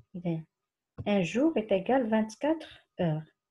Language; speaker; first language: French; non-native, local second language; Arabic